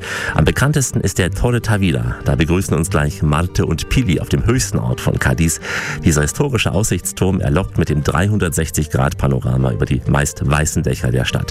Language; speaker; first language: German; native; German